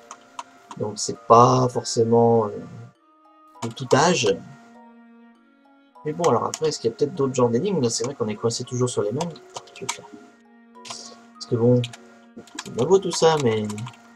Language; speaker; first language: French; native; French